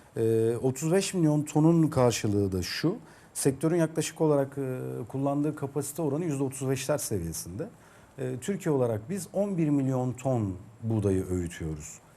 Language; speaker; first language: Turkish; native; Turkish